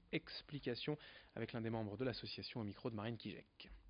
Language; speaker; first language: French; native; French